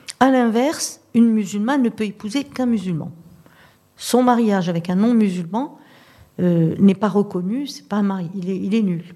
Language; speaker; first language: French; non-native, local second language; Arabic